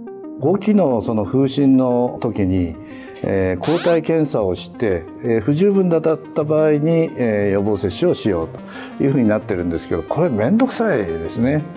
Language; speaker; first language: Japanese; native; Japanese